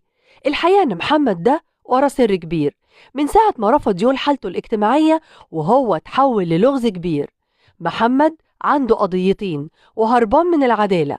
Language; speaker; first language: Arabic; native; Arabic